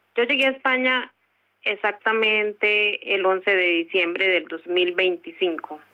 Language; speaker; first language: Spanish; native; Spanish